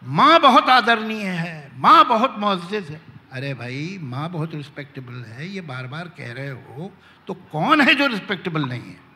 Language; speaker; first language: Hindi; native; Hindi